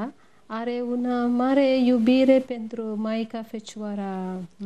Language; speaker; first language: Romanian; non-native, learner; Tamil